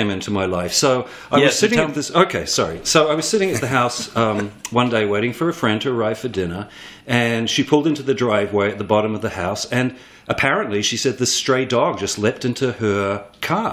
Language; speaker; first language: English; native; English